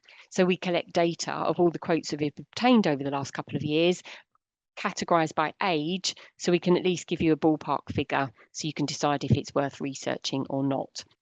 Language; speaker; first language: English; native; English